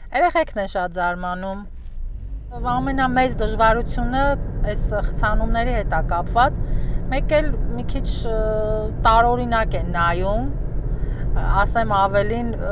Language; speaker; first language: Armenian; native; Armenian